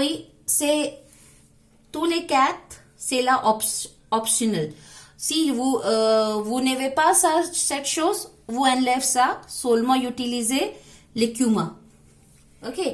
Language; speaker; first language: French; non-native, learner; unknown